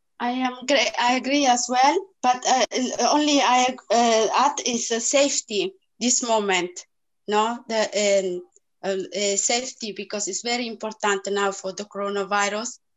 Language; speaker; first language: English; non-native, learner; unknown